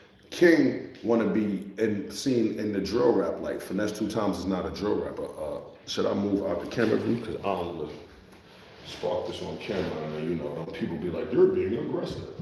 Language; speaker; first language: English; native; English